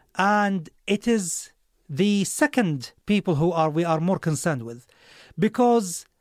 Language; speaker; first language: English; non-native, fluent; Arabic